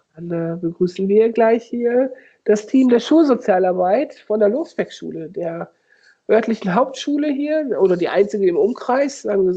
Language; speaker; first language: German; native; German